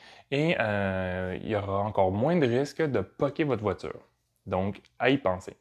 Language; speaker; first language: French; native; French